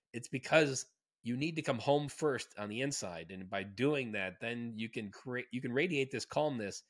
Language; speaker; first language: English; native; English